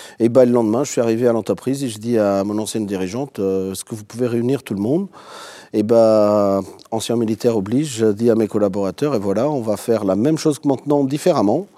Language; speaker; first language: French; non-native, fluent; Portuguese